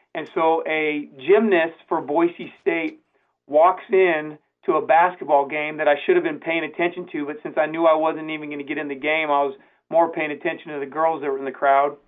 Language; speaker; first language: English; native; English